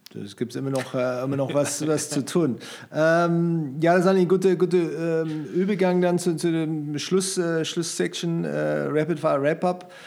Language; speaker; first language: German; native; German